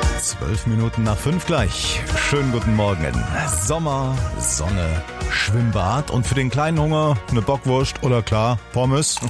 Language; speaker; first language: German; native; German